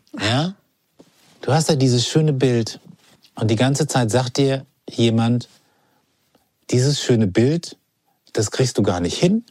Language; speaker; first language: German; native; German